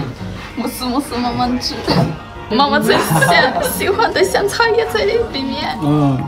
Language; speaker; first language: Chinese; non-native, fluent; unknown